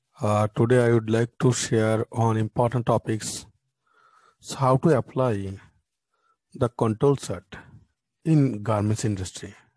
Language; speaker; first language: English; non-native, local second language; Bangla